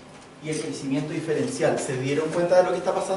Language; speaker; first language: Spanish; native; Spanish